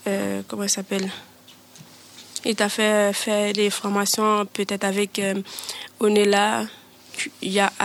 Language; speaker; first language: French; non-native, learner; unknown